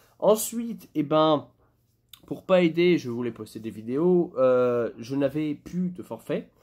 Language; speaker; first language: French; native; French